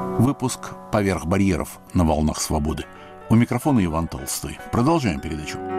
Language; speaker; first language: Russian; native; Russian